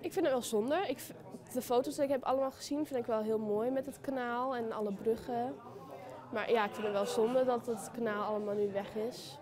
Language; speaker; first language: Dutch; early bilingual, heritage; Dutch